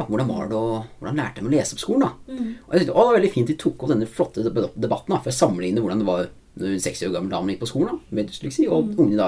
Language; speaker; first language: Norwegian; native; Norwegian